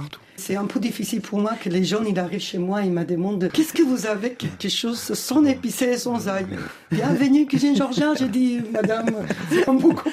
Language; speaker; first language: French; non-native, fluent; Georgian